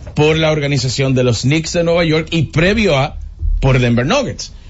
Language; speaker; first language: Spanish; native; Spanish